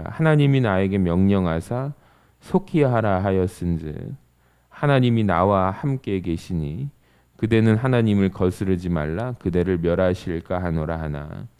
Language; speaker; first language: Korean; native; Korean